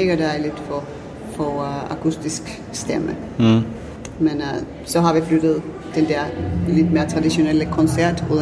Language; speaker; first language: Danish; non-native, fluent; Finnish